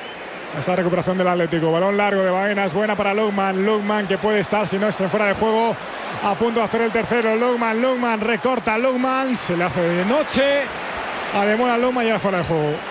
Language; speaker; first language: Spanish; native; Spanish